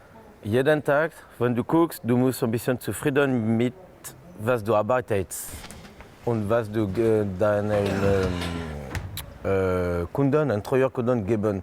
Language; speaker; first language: German; non-native, learner; French